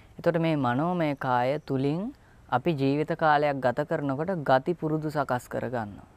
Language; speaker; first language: Sinhala; native; Sinhala